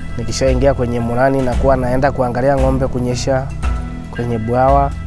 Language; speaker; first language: Swahili; non-native, local second language; Masai